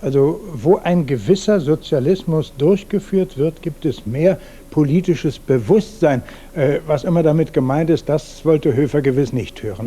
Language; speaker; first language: German; native; German